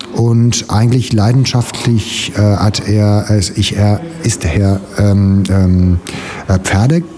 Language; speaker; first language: German; non-native, fluent; Italian